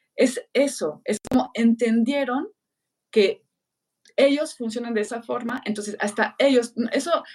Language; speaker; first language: Spanish; non-native, fluent; French